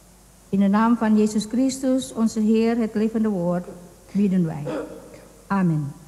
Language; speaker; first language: Dutch; non-native, fluent; Indonesian